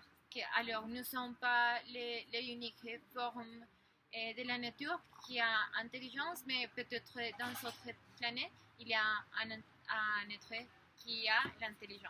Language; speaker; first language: French; non-native, learner; Spanish